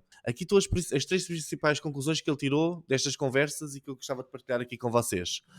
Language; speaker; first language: Portuguese; native; Portuguese